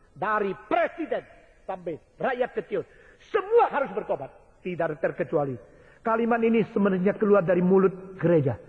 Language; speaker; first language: Indonesian; early bilingual, other home language; Chinese